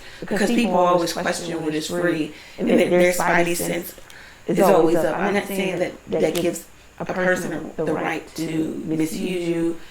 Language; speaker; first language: English; native; English